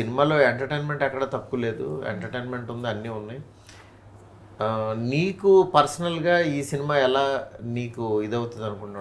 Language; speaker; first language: Telugu; native; Telugu